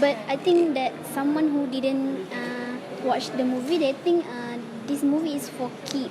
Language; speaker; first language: English; non-native, learner; Malay